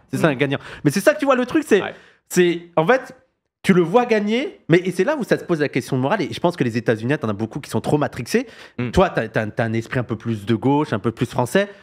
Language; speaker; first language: French; native; French